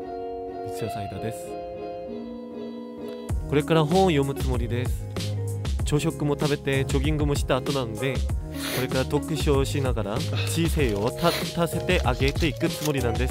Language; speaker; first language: Japanese; non-native, fluent; Korean